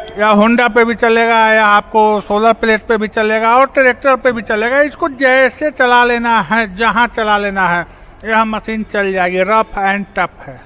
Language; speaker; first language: Hindi; native; Hindi